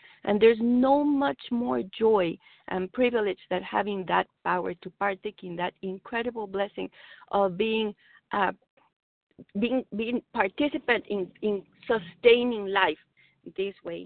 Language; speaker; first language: English; non-native, fluent; Spanish